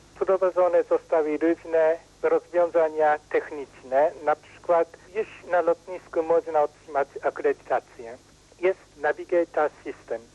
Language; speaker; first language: Polish; non-native, learner; Japanese